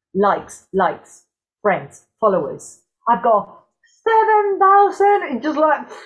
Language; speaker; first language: English; non-native, fluent; Spanish